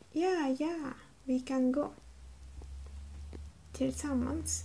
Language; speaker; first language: Swedish; non-native, learner; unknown